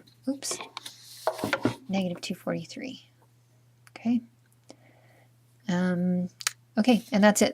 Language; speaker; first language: English; native; English